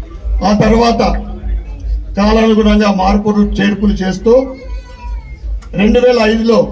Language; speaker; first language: Telugu; native; Telugu